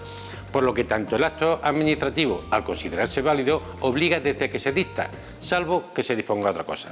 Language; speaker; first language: Spanish; native; Spanish